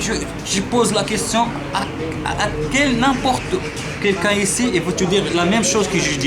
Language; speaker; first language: French; non-native, learner; Arabic